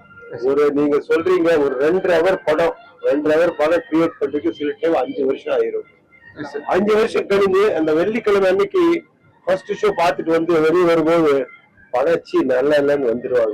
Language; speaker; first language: Tamil; non-native, local second language; Punjabi